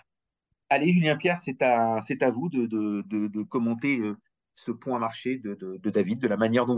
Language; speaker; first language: French; native; French